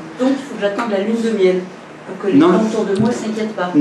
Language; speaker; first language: French; native; French